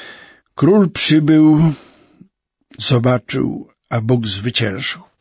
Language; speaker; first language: Polish; native; Polish